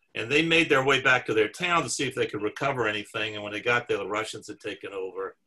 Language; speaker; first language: English; native; English